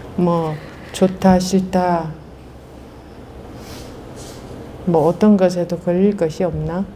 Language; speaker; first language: Korean; native; Korean